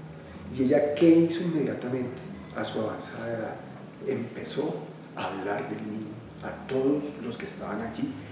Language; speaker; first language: Spanish; native; Spanish